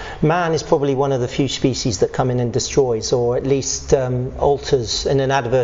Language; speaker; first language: English; native; English